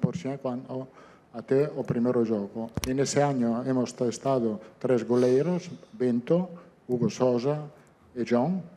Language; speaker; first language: Portuguese; non-native, fluent; Italian